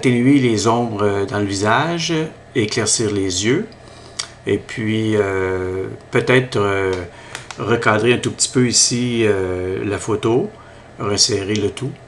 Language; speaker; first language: French; native; French